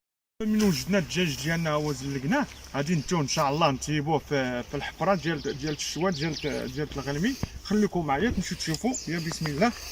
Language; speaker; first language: Arabic; native; Arabic